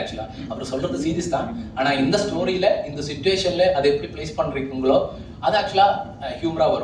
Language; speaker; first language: Tamil; non-native, fluent; Malayalam